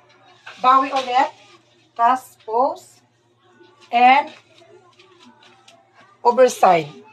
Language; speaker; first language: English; non-native, learner; Filipino